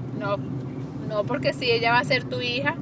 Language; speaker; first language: Spanish; native; Spanish